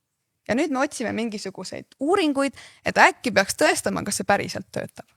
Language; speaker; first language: Estonian; native; Estonian